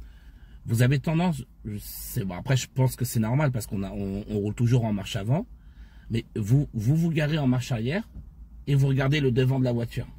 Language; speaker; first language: French; native; French